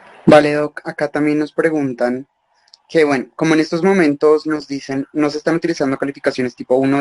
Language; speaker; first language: Spanish; native; Spanish